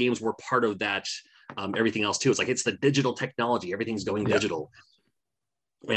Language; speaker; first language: English; native; English